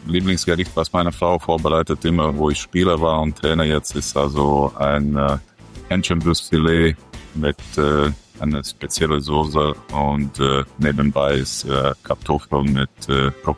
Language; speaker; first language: German; non-native, fluent; Croatian